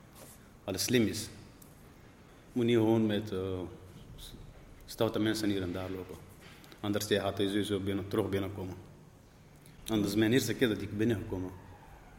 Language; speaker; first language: Dutch; non-native, learner; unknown